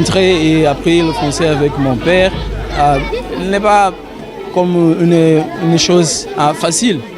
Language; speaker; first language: French; non-native, learner; Portuguese